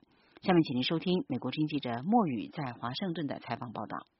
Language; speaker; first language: Chinese; native; Chinese